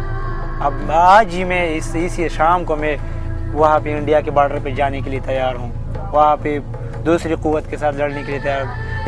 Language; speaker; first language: Urdu; non-native, local second language; Pashto